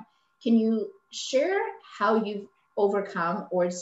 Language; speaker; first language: English; native; English